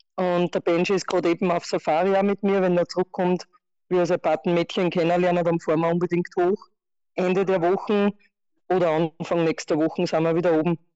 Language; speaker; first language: German; native; German